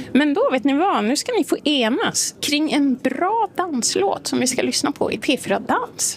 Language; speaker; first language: Swedish; native; Swedish